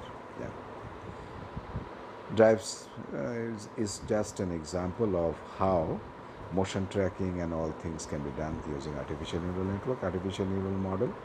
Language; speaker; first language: English; non-native, local second language; Bangla